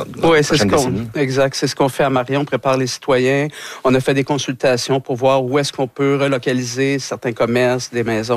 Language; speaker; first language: French; native; French